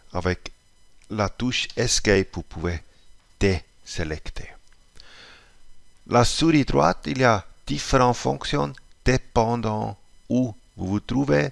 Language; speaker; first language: French; non-native, local second language; German